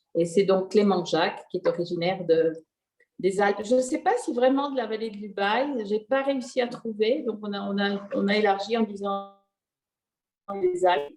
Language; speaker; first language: French; native; French